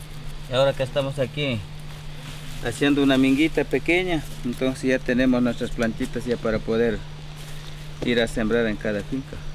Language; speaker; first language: Spanish; non-native, local second language; Quechua